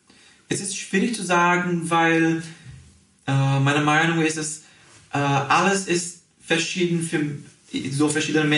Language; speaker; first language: German; early bilingual, heritage; Portuguese